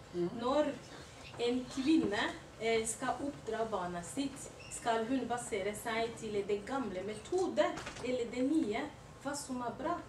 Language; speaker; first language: Norwegian; non-native, learner; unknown